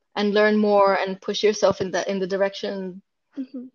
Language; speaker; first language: English; non-native, fluent; Hebrew